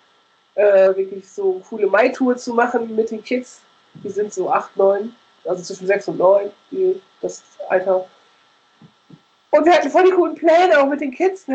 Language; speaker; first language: German; native; German